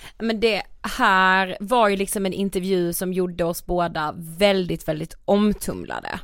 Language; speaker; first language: Swedish; native; Swedish